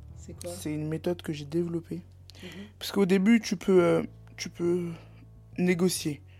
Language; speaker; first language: French; native; French